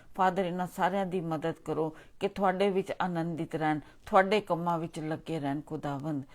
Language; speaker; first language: Hindi; non-native, local second language; Punjabi